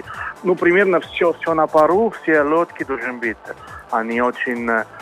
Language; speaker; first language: Russian; non-native, learner; Italian